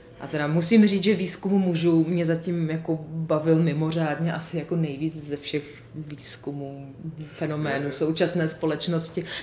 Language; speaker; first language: Czech; native; Czech